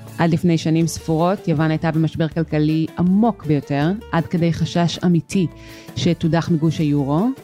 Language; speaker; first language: Hebrew; native; Hebrew